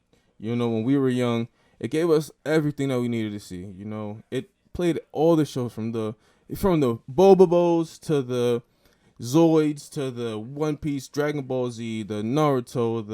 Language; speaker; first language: English; native; English